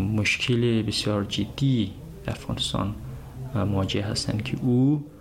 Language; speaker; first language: Persian; native; Persian